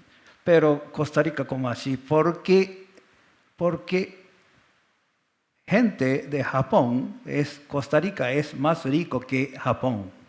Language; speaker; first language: Spanish; non-native, learner; Japanese